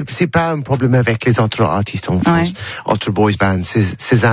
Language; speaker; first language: French; non-native, learner; English